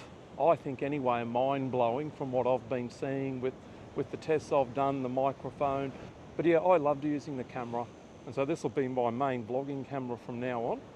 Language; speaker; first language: English; native; English